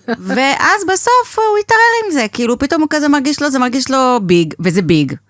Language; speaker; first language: Hebrew; native; Hebrew